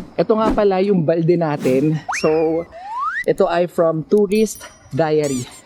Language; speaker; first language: Filipino; non-native, local second language; Pangasinan